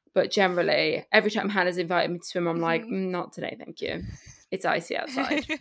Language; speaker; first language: English; early bilingual, other home language; Spanish